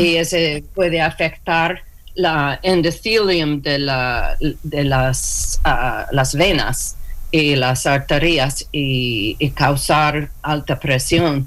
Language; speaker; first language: Spanish; non-native, learner; English